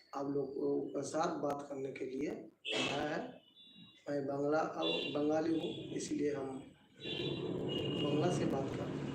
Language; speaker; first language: Hindi; non-native, local second language; Bangla